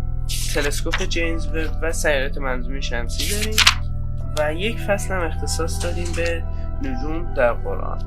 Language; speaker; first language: Persian; native; Persian